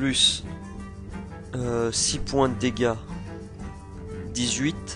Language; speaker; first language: French; native; French